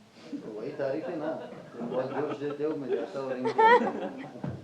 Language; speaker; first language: Hindi; non-native, fluent; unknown